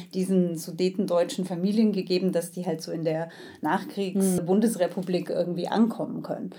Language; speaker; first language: German; native; German